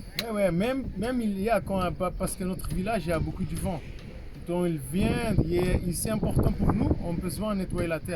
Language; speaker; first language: French; non-native, fluent; Kabuverdianu